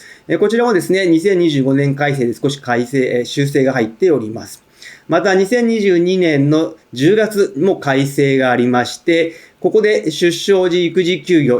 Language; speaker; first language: Japanese; native; Japanese